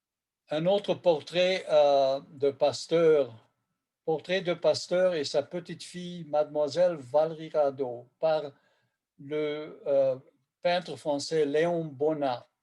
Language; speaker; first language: French; non-native, fluent; Hungarian